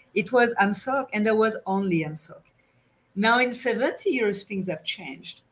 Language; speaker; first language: English; non-native, fluent; French